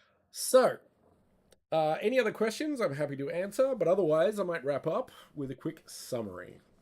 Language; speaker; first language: English; native; English